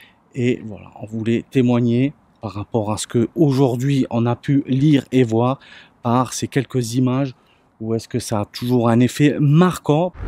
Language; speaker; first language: French; native; French